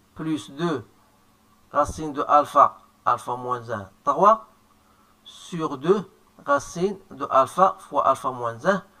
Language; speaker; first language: French; non-native, local second language; Arabic